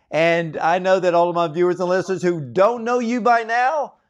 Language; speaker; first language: English; native; English